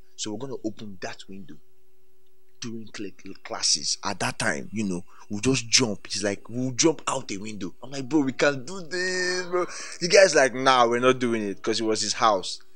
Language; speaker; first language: English; non-native, local second language; Yoruba